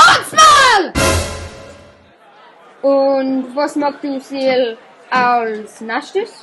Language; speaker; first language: German; non-native, learner; English